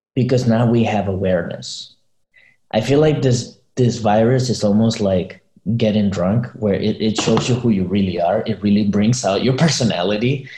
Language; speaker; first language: English; early bilingual, other home language; Spanish